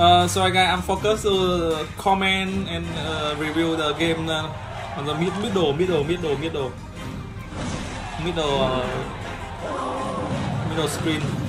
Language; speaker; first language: English; non-native, learner; Vietnamese